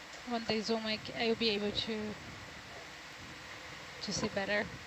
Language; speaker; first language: English; non-native, fluent; Portuguese